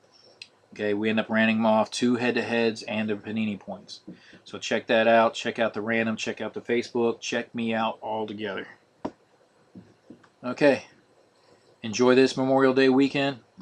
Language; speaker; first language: English; native; English